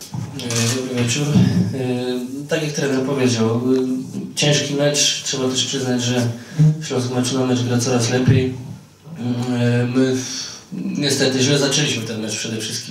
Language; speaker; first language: Polish; native; Polish